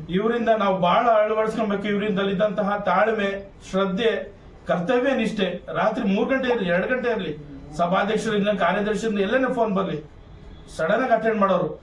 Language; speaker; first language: Kannada; native; Kannada